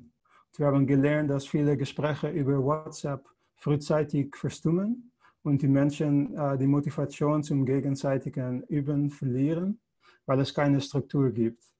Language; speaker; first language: German; non-native, fluent; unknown